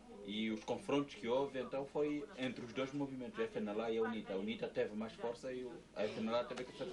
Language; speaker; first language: Portuguese; native; Portuguese